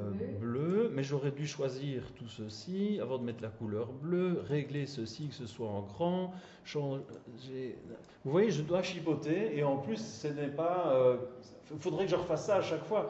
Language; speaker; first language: French; native; French